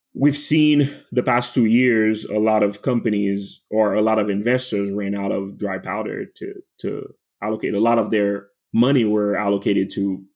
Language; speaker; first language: English; non-native, fluent; French